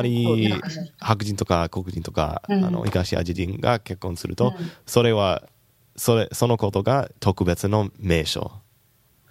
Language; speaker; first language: Japanese; non-native, learner; English